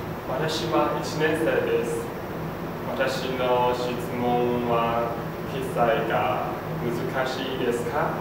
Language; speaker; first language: Japanese; non-native, learner; English